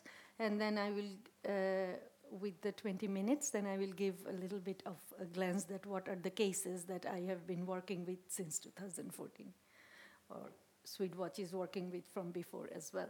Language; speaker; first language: English; non-native, local second language; Bangla